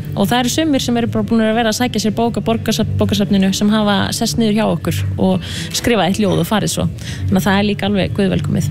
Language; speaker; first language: Icelandic; native; Icelandic